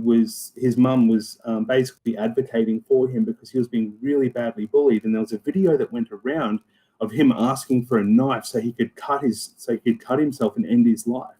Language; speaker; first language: English; native; English